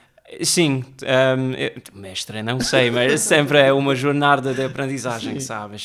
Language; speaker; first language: Portuguese; early bilingual, heritage; Portuguese